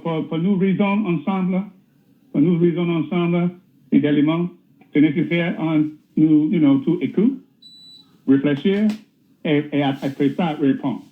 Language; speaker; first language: French; non-native, learner; English